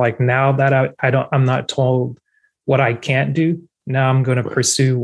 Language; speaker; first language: English; non-native, local second language; French